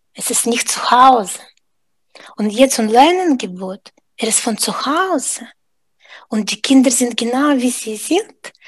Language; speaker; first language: German; non-native, fluent; Russian